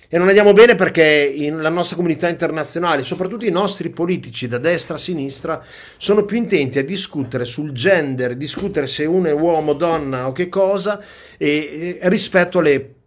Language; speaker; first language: Italian; native; Italian